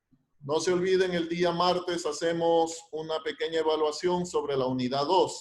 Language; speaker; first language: Spanish; native; Spanish